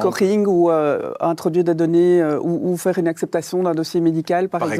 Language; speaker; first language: French; native; French